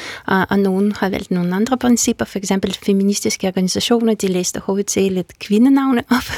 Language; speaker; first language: Danish; non-native, fluent; Russian